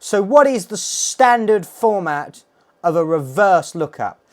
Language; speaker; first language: English; native; English